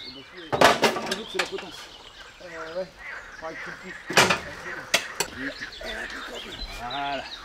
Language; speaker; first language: French; native; French